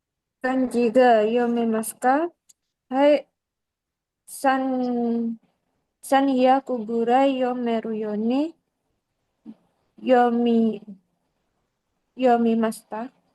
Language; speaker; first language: Japanese; non-native, learner; Indonesian